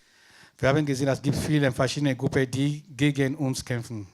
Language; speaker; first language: German; non-native, fluent; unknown